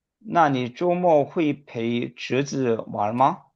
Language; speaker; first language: Chinese; non-native, learner; Korean